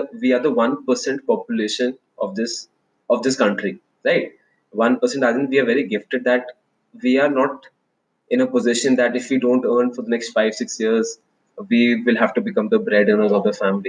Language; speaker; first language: English; non-native, local second language; Hindi